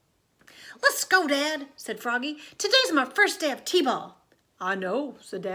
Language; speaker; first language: English; native; English